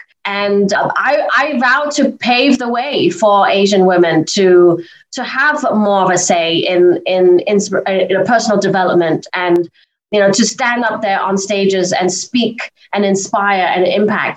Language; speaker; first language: English; native; English